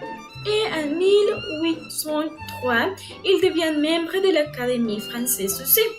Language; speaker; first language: French; non-native, learner; Spanish